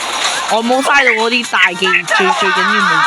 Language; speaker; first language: Chinese; early bilingual, heritage; Cantonese